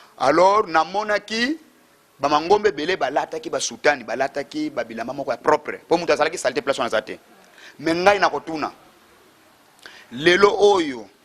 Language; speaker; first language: Lingala; non-native, local second language; Kongo